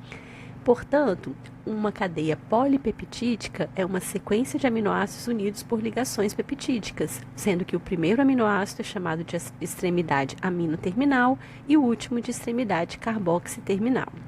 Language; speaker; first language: Portuguese; native; Portuguese